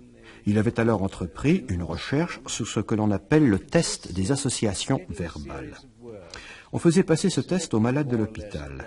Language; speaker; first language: French; native; French